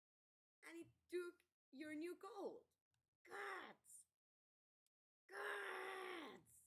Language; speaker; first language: English; non-native, fluent; Spanish